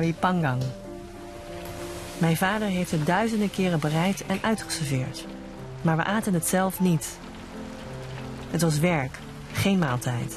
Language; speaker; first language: Dutch; early bilingual, other home language; Cantonese